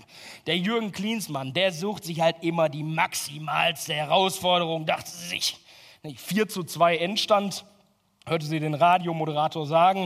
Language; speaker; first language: German; native; German